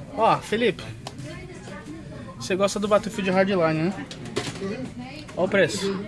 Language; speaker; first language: Portuguese; native; Portuguese